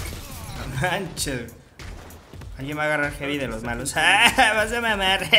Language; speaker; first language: Spanish; native; Spanish